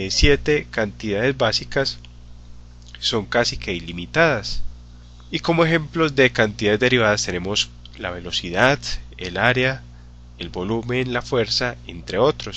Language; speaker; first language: Spanish; native; Spanish